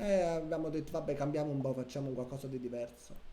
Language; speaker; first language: Italian; native; Italian